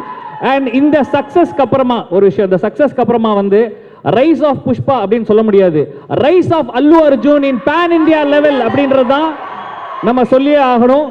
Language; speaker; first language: Tamil; native; Tamil